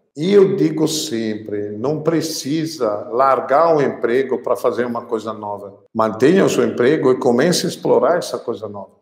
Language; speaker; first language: Portuguese; non-native, fluent; Italian